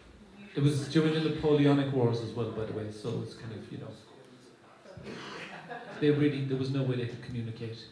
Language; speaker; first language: English; native; English